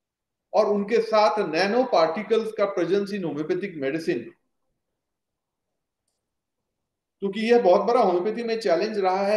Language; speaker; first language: Hindi; native; Hindi